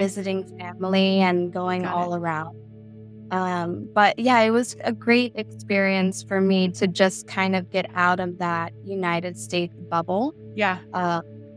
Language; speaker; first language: English; native; English